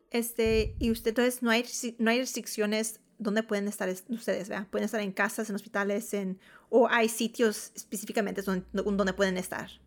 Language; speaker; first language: Spanish; early bilingual, heritage; Spanish